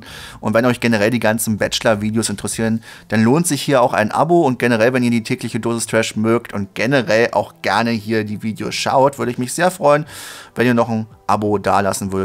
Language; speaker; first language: German; native; German